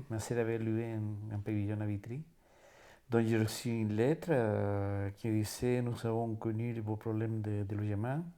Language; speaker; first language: French; non-native, fluent; Spanish